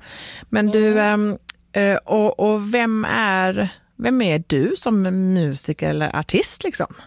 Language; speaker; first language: Swedish; native; Swedish